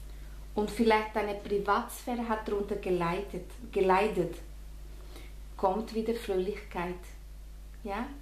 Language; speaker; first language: German; non-native, fluent; Spanish